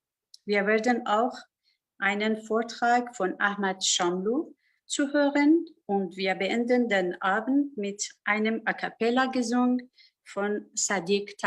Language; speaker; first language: German; non-native, learner; Persian